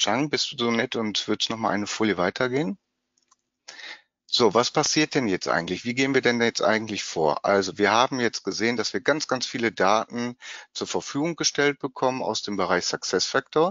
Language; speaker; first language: German; native; German